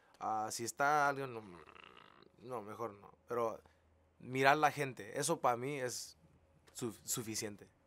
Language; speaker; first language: Spanish; early bilingual, heritage; English